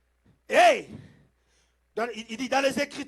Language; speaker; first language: French; non-native, local second language; Lingala